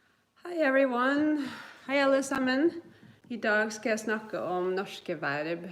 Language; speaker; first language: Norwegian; non-native, fluent; English